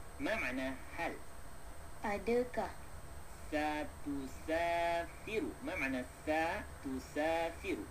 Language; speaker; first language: Arabic; non-native, fluent; Malay